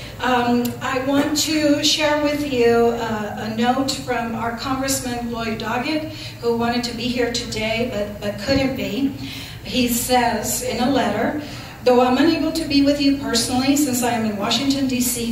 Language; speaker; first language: English; early bilingual, other home language; Spanish